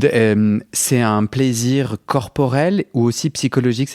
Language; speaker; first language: French; native; French